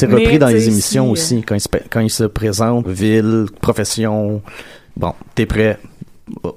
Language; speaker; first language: French; native; French